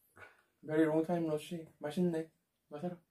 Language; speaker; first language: English; non-native, learner; Korean